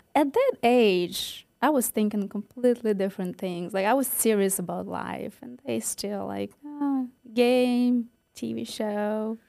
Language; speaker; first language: English; non-native, fluent; Ukrainian